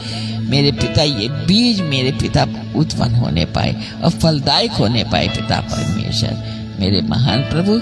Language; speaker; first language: Hindi; native; Hindi